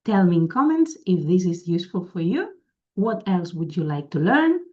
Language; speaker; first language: English; non-native, fluent; Catalan